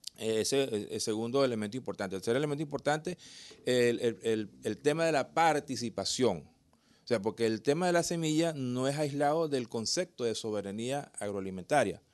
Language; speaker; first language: Spanish; native; Spanish